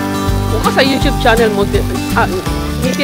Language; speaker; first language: Japanese; non-native, learner; Filipino